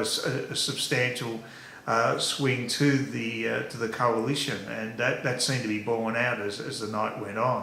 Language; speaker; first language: English; native; English